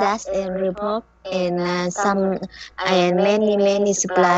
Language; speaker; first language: English; non-native, learner; Vietnamese